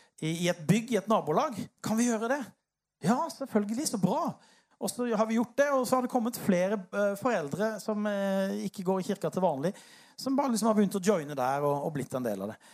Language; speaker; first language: Norwegian; native; Norwegian